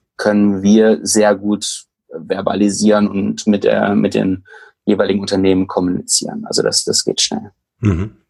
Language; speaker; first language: German; native; German